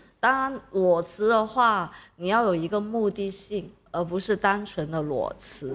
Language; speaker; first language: Chinese; non-native, local second language; Cantonese